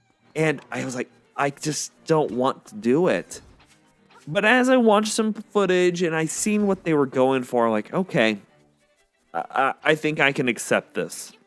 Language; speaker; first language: English; native; English